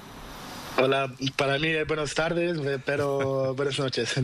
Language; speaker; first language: Spanish; non-native, learner; Portuguese